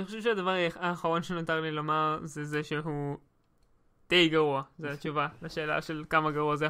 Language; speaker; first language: Hebrew; native; Hebrew